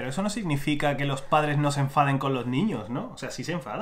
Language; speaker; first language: Spanish; native; Spanish